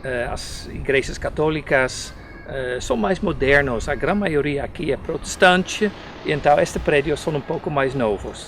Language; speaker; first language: Portuguese; non-native, fluent; Dutch